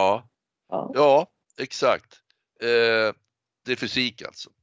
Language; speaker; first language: Swedish; native; Swedish